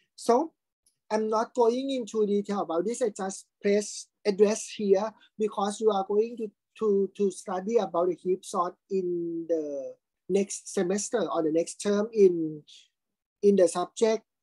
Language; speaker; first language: English; non-native, fluent; Thai